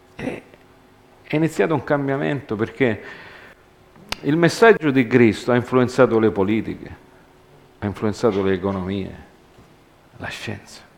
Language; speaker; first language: Italian; early bilingual, heritage; Italian